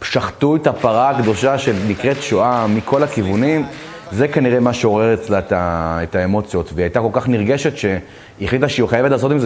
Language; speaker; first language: Hebrew; native; Hebrew